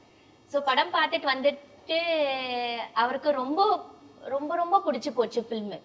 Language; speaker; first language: Tamil; non-native, fluent; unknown